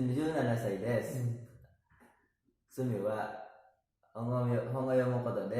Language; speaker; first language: Japanese; non-native, learner; Indonesian